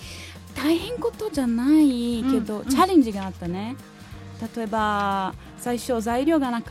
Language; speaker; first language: Japanese; non-native, learner; Portuguese